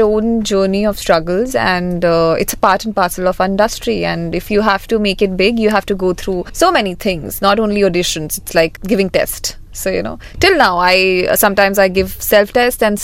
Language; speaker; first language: English; non-native, local second language; Hindi